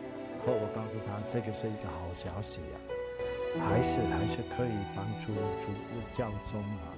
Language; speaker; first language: Chinese; non-native, fluent; German